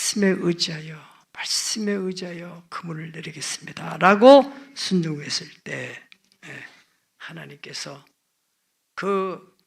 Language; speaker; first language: Korean; native; Korean